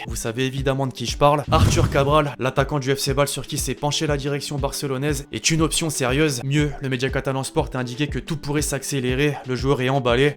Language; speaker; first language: French; native; French